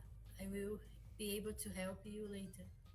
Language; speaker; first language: English; non-native, learner; Portuguese